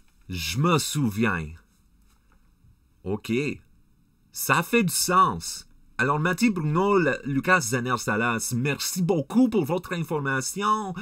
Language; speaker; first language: French; non-native, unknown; English